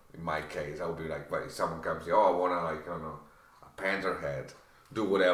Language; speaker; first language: English; non-native, fluent; Italian